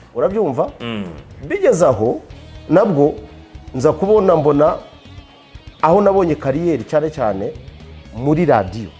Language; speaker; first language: Kinyarwanda; early bilingual, heritage; Kinyarwanda